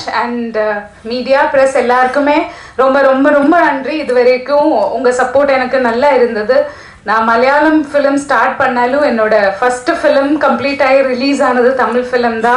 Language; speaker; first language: Tamil; non-native, fluent; Malayalam